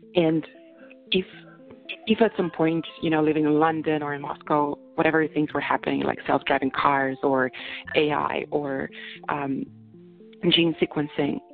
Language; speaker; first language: English; non-native, fluent; Russian